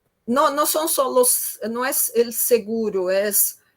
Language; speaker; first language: Spanish; non-native, fluent; Portuguese